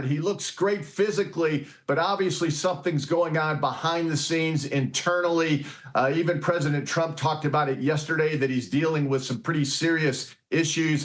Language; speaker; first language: English; native; English